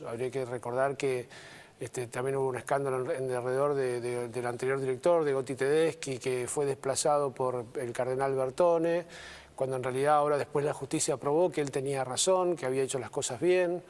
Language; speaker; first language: Spanish; native; Spanish